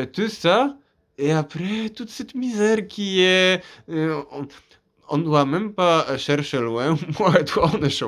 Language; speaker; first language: French; non-native, fluent; Polish